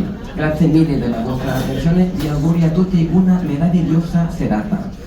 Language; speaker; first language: Italian; non-native, fluent; Spanish